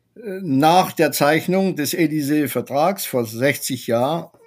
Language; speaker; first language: German; non-native, fluent; French